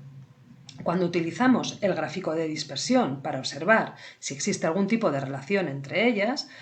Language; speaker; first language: Spanish; native; Spanish